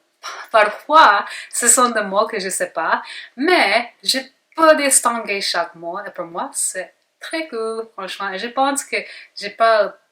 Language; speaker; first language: French; non-native, learner; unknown